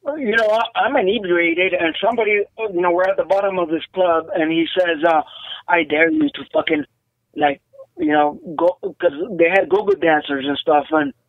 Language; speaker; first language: English; native; English